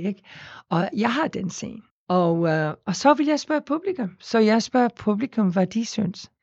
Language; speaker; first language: Danish; non-native, fluent; English